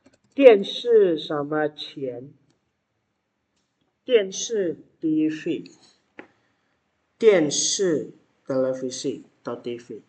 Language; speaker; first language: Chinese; non-native, fluent; Indonesian